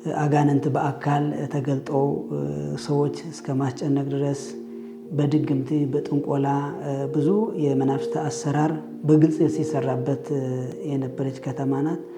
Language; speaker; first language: Amharic; non-native, local second language; Tigrinya